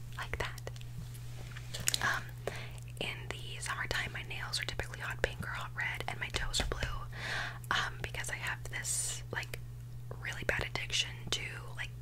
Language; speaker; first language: English; native; English